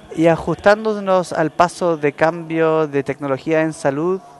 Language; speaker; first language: Spanish; non-native, fluent; English